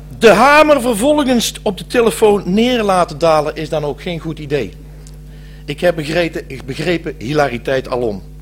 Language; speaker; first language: Dutch; native; Dutch